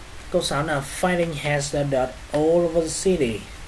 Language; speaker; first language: English; non-native, fluent; Vietnamese